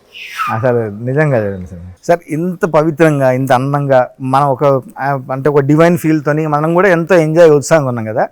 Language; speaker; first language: Telugu; native; Telugu